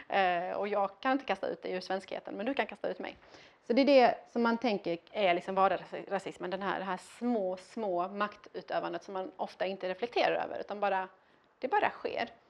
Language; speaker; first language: Swedish; early bilingual, other home language; Arabic